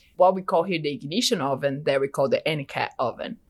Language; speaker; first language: English; non-native, fluent; Portuguese